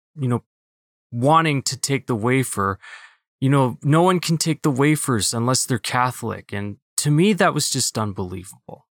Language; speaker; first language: English; early bilingual, other home language; Filipino